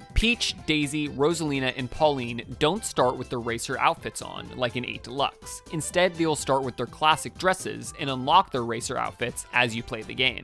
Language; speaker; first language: English; native; English